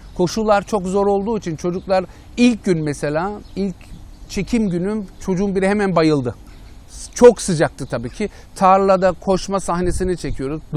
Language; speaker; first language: Turkish; early bilingual, heritage; Turkish